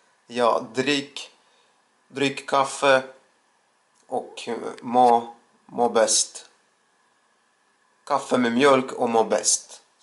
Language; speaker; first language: Swedish; non-native, learner; Russian